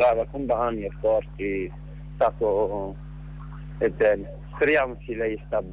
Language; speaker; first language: Italian; non-native, learner; Arabic